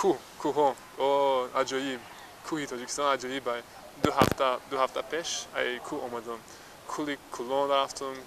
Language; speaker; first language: Persian; non-native, learner; English